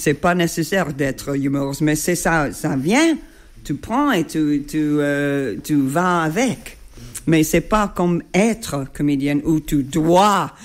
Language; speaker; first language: French; non-native, learner; English